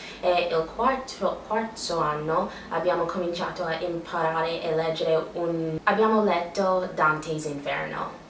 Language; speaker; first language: Italian; non-native, learner; English